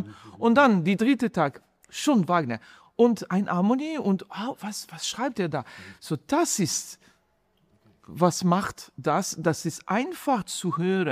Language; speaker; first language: German; non-native, fluent; French